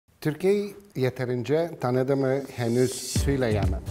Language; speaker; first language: Turkish; non-native, learner; Polish